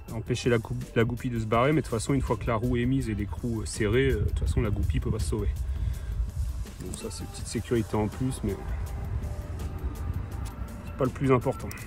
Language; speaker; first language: French; native; French